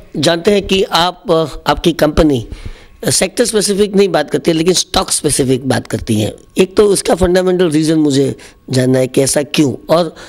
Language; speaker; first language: Hindi; non-native, local second language; Gujarati